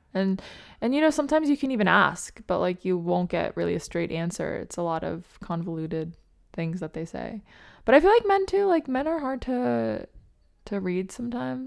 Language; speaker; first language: English; native; English